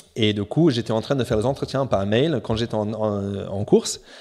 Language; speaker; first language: French; non-native, fluent; English